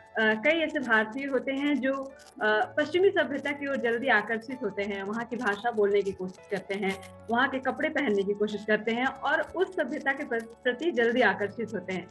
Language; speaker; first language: Hindi; native; Hindi